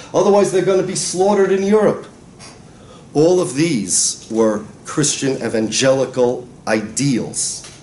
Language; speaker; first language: English; native; English